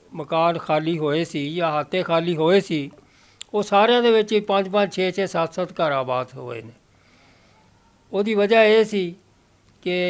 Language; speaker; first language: Punjabi; native; Punjabi